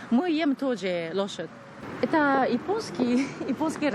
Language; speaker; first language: Russian; non-native, learner; Japanese